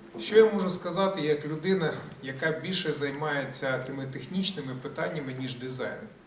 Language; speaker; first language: Ukrainian; early bilingual, other home language; Russian